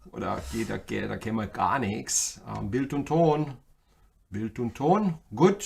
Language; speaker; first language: German; native; German